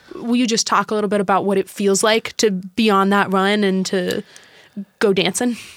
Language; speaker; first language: English; native; English